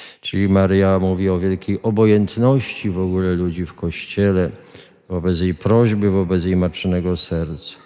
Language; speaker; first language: Polish; native; Polish